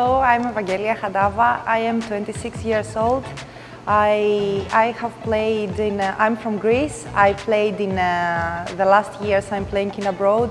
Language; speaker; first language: English; non-native, fluent; Greek